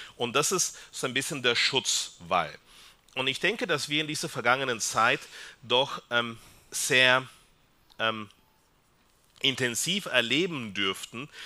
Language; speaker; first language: German; non-native, fluent; Spanish